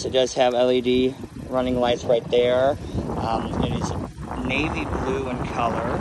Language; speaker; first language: English; native; English